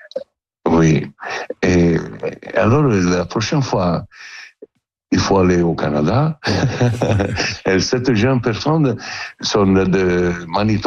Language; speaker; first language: French; non-native, learner; Italian